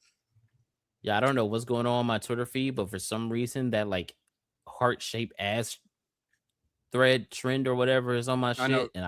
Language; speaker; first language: English; native; English